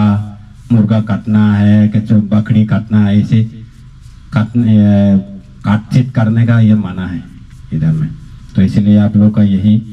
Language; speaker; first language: Hindi; non-native, local second language; Chakma